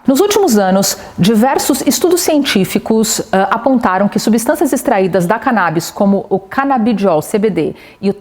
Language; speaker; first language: Portuguese; native; Portuguese